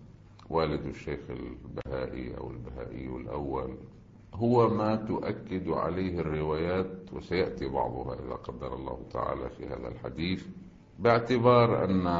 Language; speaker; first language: Arabic; native; Arabic